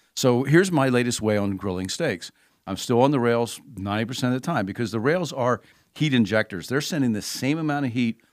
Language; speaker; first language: English; native; English